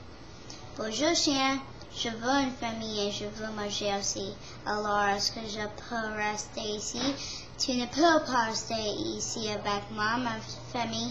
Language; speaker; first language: French; non-native, learner; English